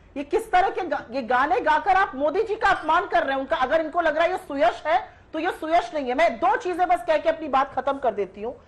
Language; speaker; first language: Hindi; native; Hindi